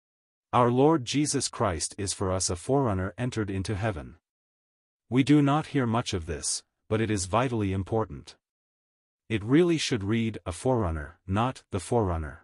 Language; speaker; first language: English; native; English